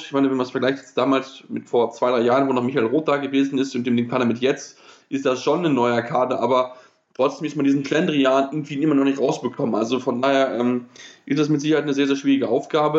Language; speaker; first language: German; native; German